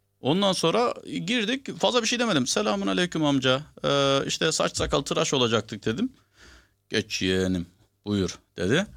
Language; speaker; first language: Turkish; early bilingual, heritage; Turkish